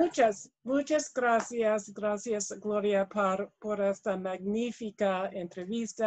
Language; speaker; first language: Spanish; non-native, learner; English